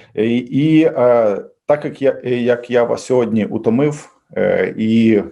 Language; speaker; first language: Ukrainian; non-native, local second language; Russian